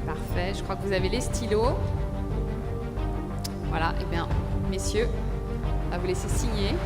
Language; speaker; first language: French; native; French